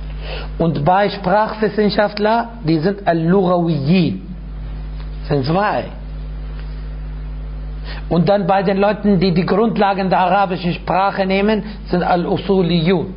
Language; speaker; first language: German; non-native, fluent; Arabic